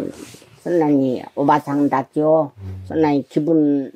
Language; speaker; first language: Japanese; non-native, learner; Korean